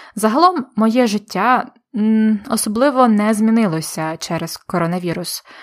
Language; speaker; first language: Ukrainian; native; Ukrainian